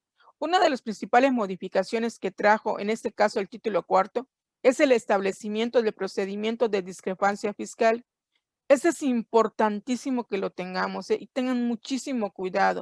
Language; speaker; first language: Spanish; native; Spanish